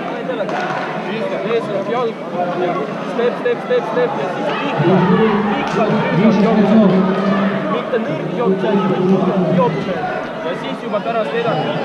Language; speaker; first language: Estonian; non-native, local second language; Russian